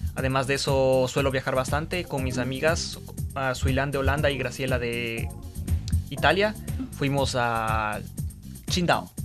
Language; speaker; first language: Spanish; native; Spanish